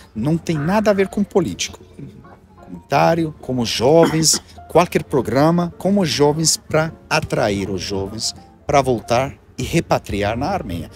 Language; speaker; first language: Portuguese; non-native, learner; Armenian